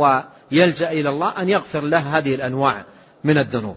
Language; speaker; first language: Arabic; native; Arabic